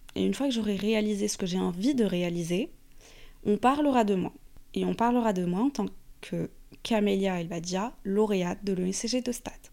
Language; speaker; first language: French; non-native, fluent; Arabic